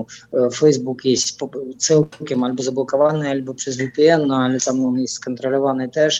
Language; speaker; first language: Polish; non-native, fluent; Russian